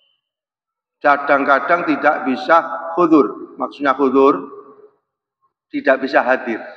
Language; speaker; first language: Indonesian; non-native, local second language; Javanese